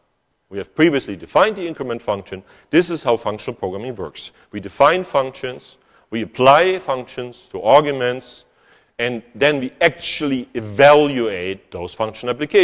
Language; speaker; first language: English; non-native, fluent; German